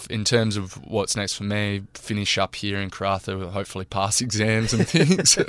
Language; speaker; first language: English; native; English